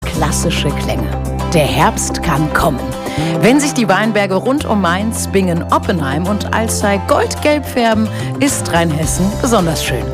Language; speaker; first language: German; native; German